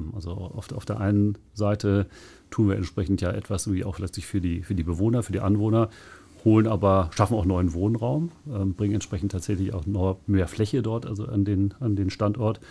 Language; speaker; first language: German; native; German